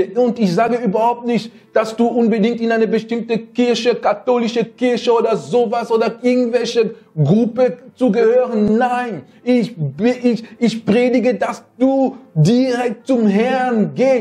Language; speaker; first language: German; non-native, fluent; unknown